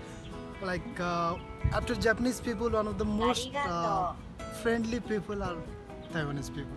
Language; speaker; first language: English; non-native, fluent; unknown